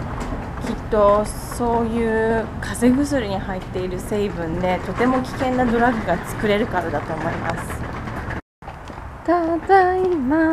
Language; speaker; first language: Japanese; native; Japanese